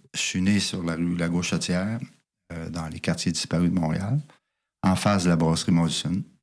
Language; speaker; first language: French; native; French